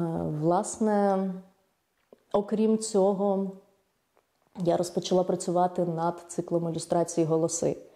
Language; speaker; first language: Ukrainian; native; Ukrainian